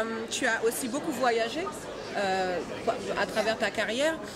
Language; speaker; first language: French; native; French